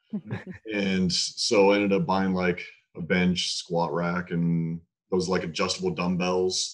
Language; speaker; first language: English; native; English